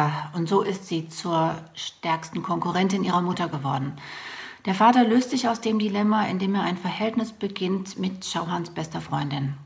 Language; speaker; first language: German; native; German